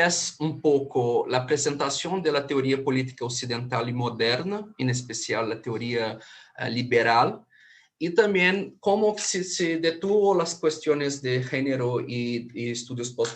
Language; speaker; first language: Spanish; non-native, fluent; Portuguese